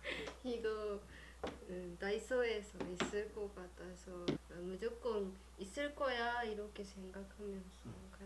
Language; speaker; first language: Korean; non-native, learner; Japanese